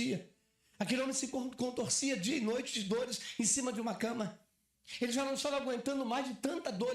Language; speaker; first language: Portuguese; native; Portuguese